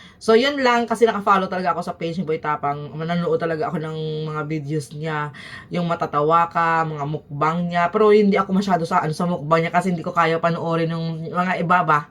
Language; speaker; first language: Filipino; native; Filipino